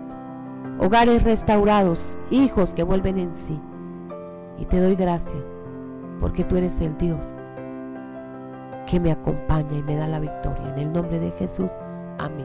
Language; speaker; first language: Spanish; native; Spanish